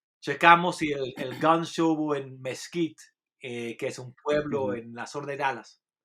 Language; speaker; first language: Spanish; non-native, fluent; English